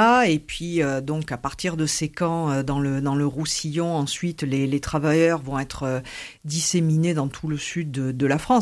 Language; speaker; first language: French; native; French